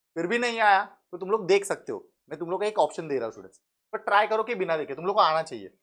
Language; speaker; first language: Hindi; non-native, local second language; Marathi